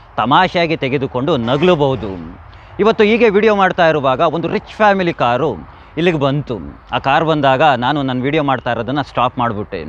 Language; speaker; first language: Kannada; native; Kannada